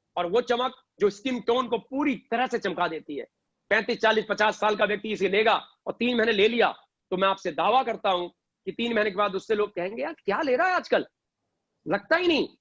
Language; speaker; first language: Hindi; native; Hindi